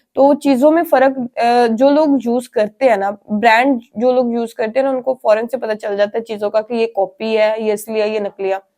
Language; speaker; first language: Urdu; non-native, local second language; Punjabi